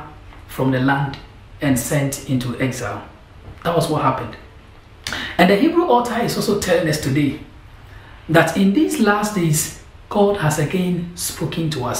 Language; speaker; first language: English; non-native, local second language; Akan